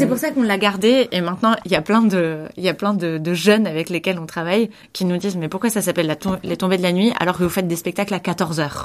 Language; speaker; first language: French; native; French